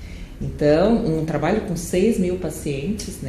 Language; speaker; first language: Portuguese; native; Portuguese